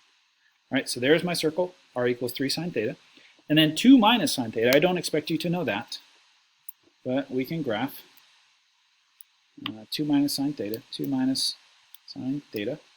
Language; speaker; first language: English; native; English